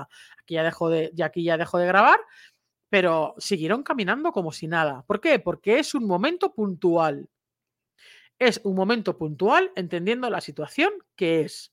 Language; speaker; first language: Spanish; native; Spanish